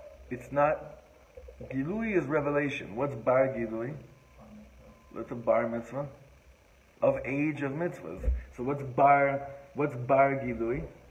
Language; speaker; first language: English; native; English